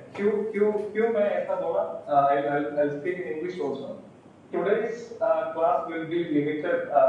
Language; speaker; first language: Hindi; non-native, local second language; Malayalam